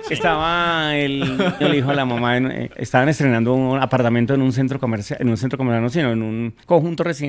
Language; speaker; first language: Spanish; native; Spanish